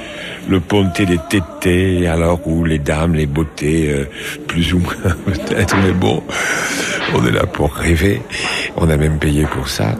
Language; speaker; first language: French; native; French